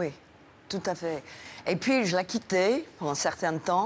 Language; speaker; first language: French; non-native, fluent; English